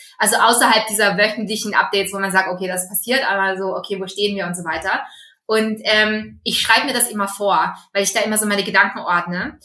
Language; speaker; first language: German; early bilingual, other home language; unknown